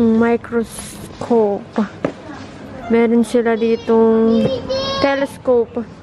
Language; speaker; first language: Filipino; native; Filipino